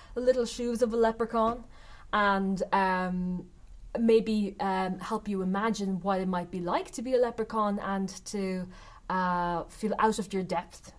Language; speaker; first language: English; native; English